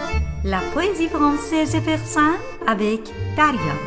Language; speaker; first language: French; non-native, fluent; Persian